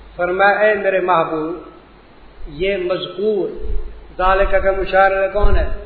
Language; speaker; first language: Urdu; native; Urdu